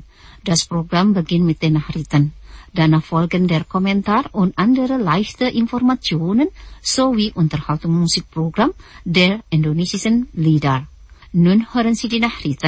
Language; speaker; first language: German; non-native, learner; Indonesian